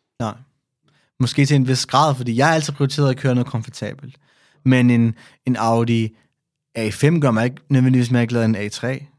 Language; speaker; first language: Danish; early bilingual, other home language; Persian